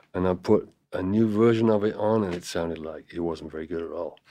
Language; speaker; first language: English; native; English